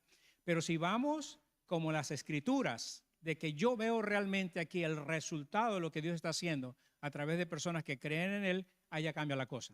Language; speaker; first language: Spanish; native; Spanish